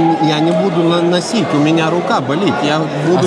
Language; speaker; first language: Russian; non-native, local second language; Lithuanian